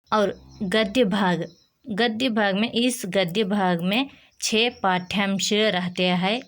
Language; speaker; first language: Hindi; non-native, local second language; Telugu